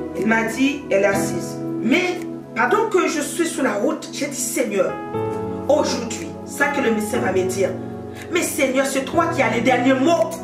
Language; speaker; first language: French; non-native, local second language; Haitian Creole